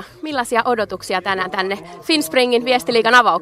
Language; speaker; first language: Finnish; native; Finnish